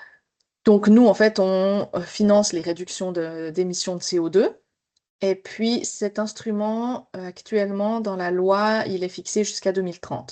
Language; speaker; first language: French; native; French